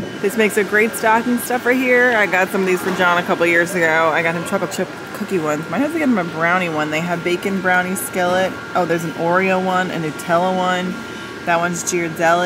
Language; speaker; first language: English; native; English